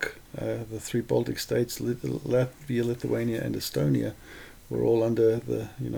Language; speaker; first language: English; non-native, local second language; Lithuanian